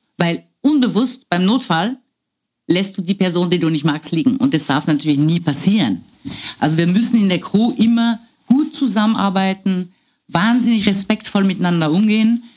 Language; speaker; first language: German; non-native, fluent; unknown